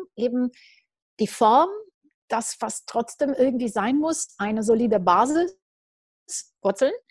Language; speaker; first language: German; non-native, fluent; Romanian